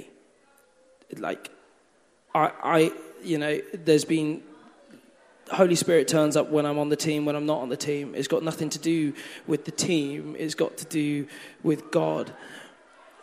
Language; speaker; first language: English; native; English